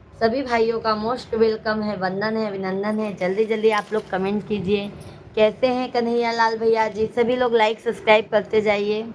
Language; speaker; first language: Hindi; native; Hindi